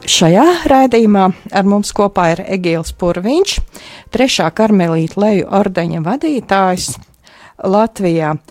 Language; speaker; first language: Latvian; native; Latvian